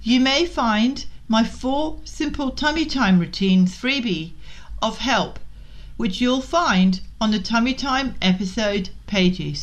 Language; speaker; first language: English; native; English